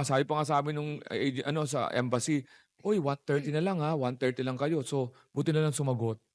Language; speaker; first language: Filipino; native; Filipino